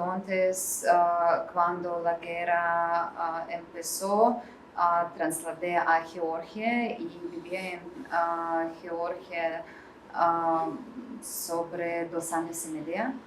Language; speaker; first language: Spanish; non-native, learner; Russian